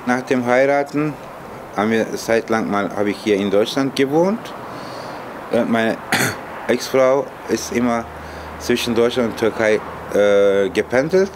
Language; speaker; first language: German; non-native, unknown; Turkish